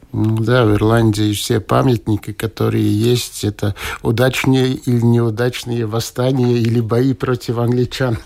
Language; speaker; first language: Russian; non-native, local second language; Latvian